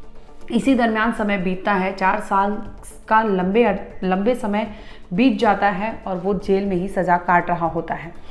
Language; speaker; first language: Hindi; native; Hindi